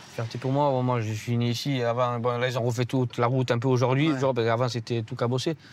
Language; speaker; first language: French; native; French